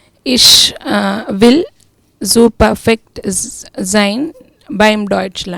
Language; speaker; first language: German; non-native, learner; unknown